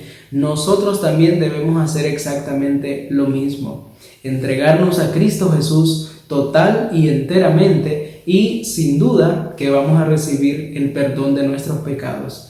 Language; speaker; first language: Spanish; native; Spanish